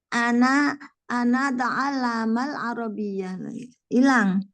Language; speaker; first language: Arabic; non-native, learner; Indonesian